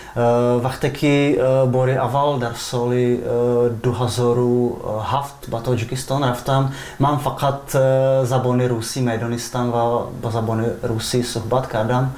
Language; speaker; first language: Persian; non-native, fluent; Czech